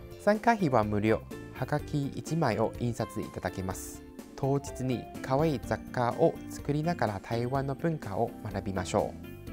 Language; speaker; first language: Japanese; non-native, fluent; Chinese